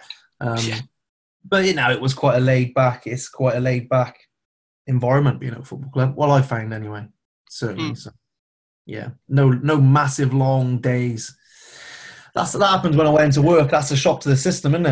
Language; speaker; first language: English; native; English